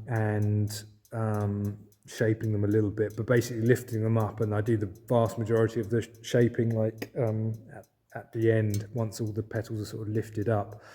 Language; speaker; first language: English; native; English